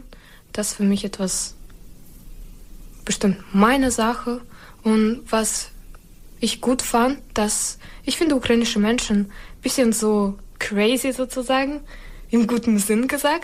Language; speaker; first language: German; non-native, fluent; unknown